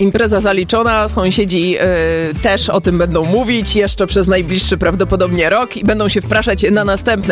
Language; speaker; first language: Polish; native; Polish